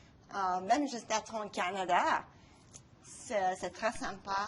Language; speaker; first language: French; non-native, local second language; English